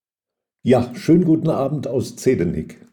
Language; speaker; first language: German; native; German